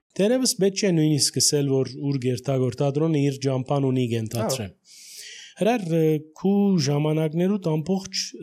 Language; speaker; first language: Armenian; early bilingual, heritage; Armenian